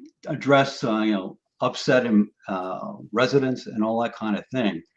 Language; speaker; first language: English; native; English